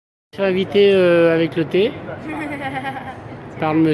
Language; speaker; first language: French; native; French